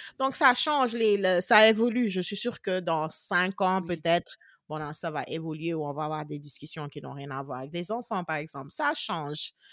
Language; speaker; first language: French; non-native, local second language; Wolof